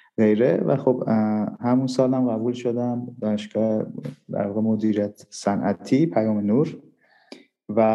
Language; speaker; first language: Persian; non-native, local second language; Armenian